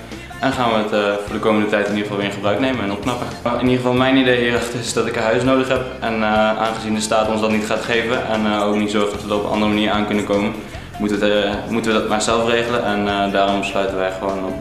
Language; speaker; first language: Dutch; native; Dutch